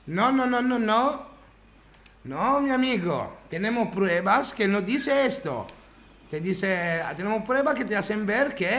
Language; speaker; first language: Spanish; non-native, learner; Italian